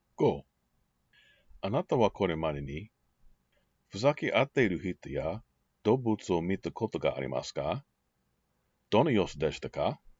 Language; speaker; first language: Japanese; non-native, learner; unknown